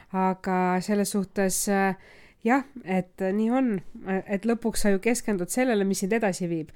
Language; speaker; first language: Estonian; non-native, local second language; Russian